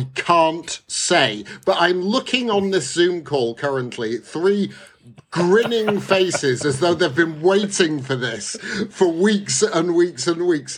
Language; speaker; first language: English; native; English